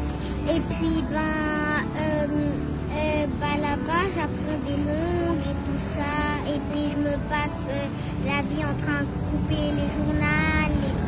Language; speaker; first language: French; non-native, learner; Spanish